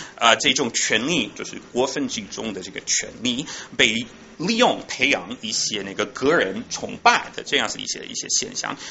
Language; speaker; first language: Chinese; non-native, fluent; English